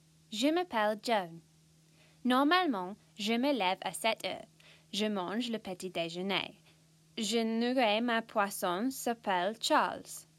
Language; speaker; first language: French; non-native, learner; English